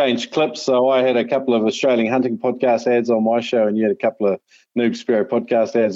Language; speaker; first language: English; native; English